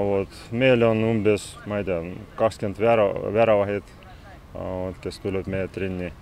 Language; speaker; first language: Estonian; non-native, local second language; Russian